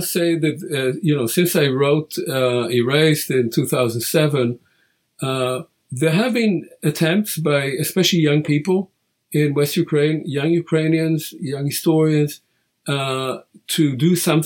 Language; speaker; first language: English; non-native, fluent; Hebrew